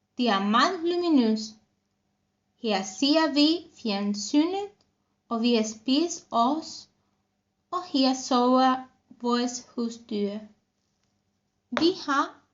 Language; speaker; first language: Danish; non-native, learner; Spanish